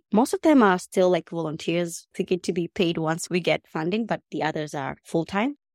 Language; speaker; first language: English; non-native, local second language; Kamba